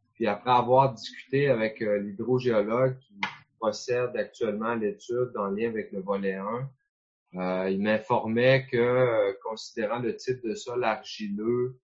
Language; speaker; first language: French; native; French